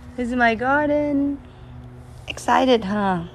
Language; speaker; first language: English; non-native, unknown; Vietnamese